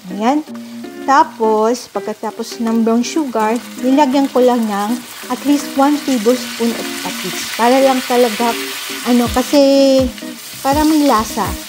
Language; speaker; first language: Filipino; non-native, local second language; Cebuano